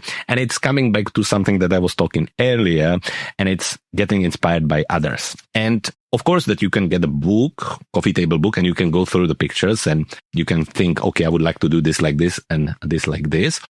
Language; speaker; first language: English; non-native, fluent; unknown